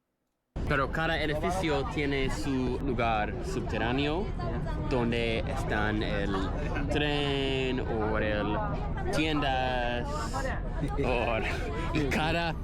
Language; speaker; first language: Spanish; non-native, learner; English